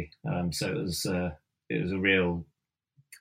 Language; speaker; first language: English; native; English